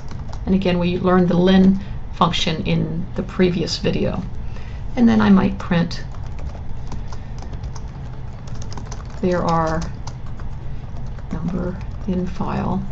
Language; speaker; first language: English; native; English